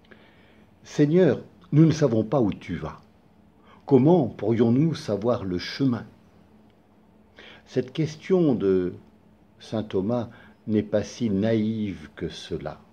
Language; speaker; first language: French; native; French